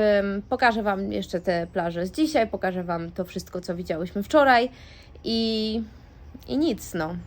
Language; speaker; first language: Polish; native; Polish